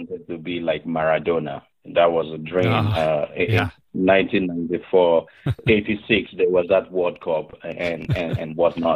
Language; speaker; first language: English; non-native, local second language; Igbo